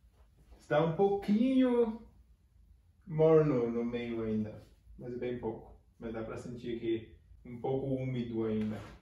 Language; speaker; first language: Portuguese; non-native, fluent; German